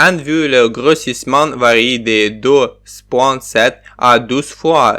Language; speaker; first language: French; non-native, learner; Ukrainian